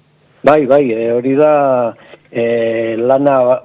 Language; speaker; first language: Basque; non-native, local second language; Spanish